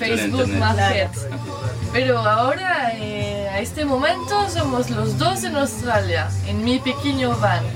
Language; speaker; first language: Spanish; non-native, learner; French